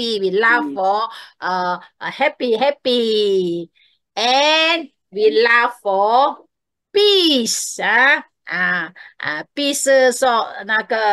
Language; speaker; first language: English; non-native, local second language; Chinese